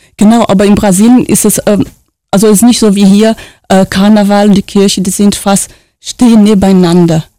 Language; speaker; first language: German; non-native, fluent; Portuguese